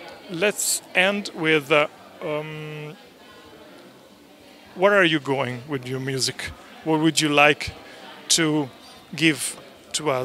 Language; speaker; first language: English; non-native, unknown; Italian